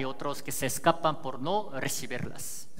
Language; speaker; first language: Spanish; native; Spanish